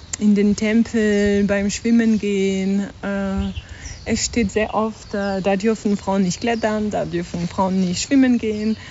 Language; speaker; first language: German; non-native, fluent; French